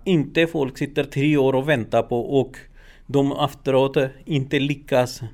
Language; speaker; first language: Swedish; non-native, learner; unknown